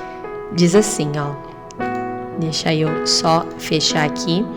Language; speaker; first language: Portuguese; native; Portuguese